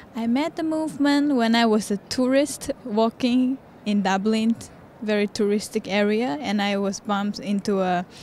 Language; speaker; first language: English; non-native, fluent; Chinese